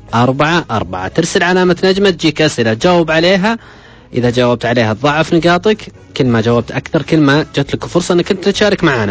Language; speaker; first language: Arabic; native; Arabic